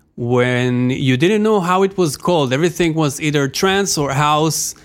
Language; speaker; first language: English; non-native, fluent; Hebrew